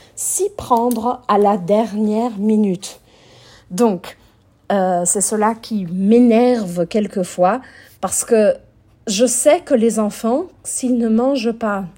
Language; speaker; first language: French; non-native, fluent; Portuguese